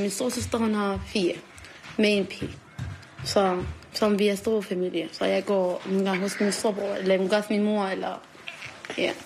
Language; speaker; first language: Danish; non-native, learner; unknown